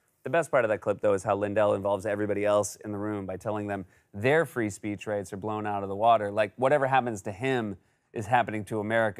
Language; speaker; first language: English; native; English